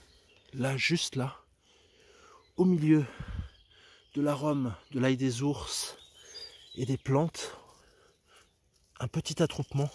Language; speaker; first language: French; native; French